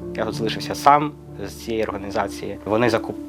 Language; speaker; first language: Ukrainian; native; Ukrainian